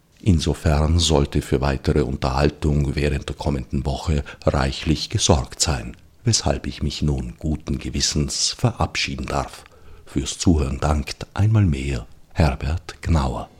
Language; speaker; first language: German; native; German